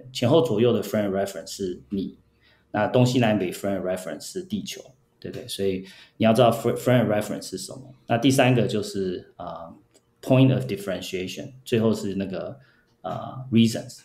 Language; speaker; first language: Chinese; early bilingual, heritage; Chinese